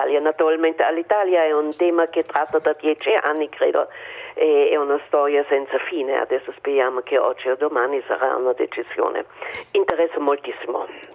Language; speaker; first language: Italian; non-native, fluent; German